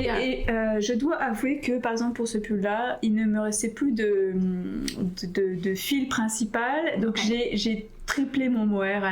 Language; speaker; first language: French; native; French